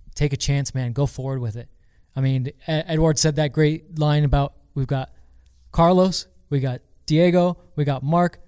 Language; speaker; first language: English; native; English